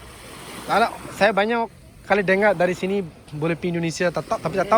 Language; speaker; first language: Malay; non-native, learner; Bangla